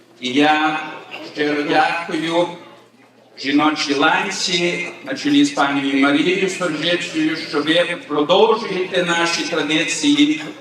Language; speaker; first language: Ukrainian; early bilingual, heritage; Ukrainian